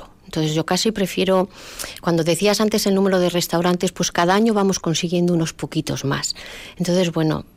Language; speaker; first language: Spanish; native; Spanish